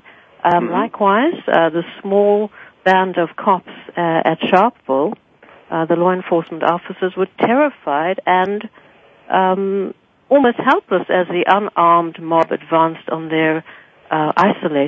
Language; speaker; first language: English; native; English